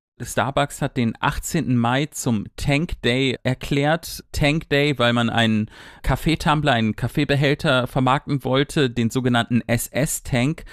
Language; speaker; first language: German; native; German